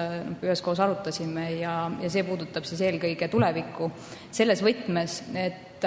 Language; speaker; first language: Estonian; native; Estonian